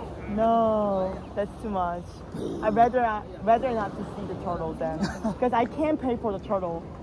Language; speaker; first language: English; non-native, fluent; Korean